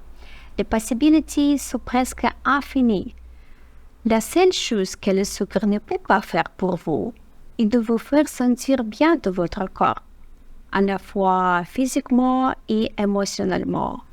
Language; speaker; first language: French; non-native, fluent; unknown